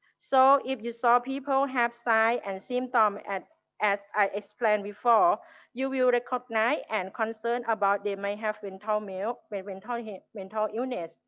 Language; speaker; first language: English; non-native, learner; Thai